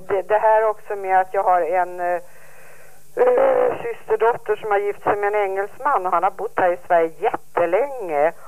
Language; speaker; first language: Swedish; native; Swedish